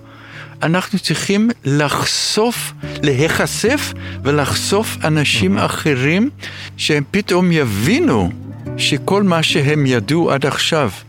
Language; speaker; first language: Hebrew; early bilingual, other home language; English